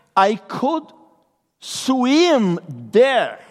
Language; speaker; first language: English; non-native, fluent; Portuguese